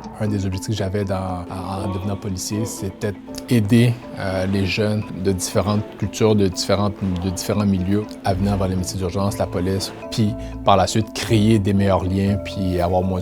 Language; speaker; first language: French; early bilingual, other home language; Haitian Creole